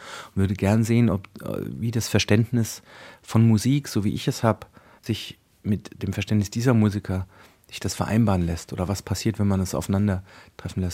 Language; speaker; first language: German; native; German